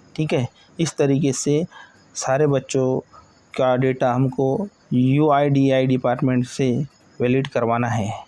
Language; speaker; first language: Hindi; non-native, local second language; Marathi